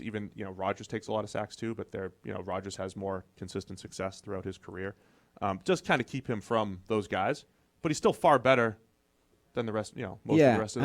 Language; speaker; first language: English; native; English